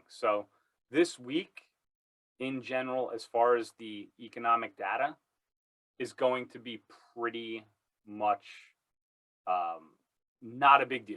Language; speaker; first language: English; native; English